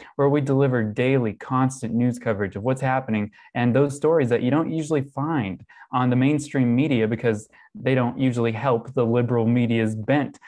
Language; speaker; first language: English; native; English